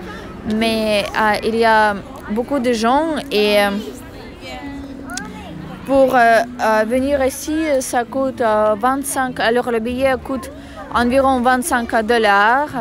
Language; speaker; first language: French; non-native, fluent; Russian